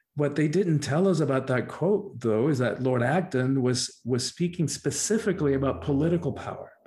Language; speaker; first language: English; early bilingual, other home language; Spanish